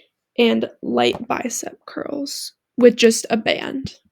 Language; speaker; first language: English; native; English